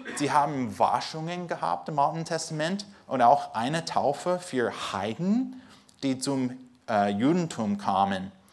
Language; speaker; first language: German; non-native, fluent; English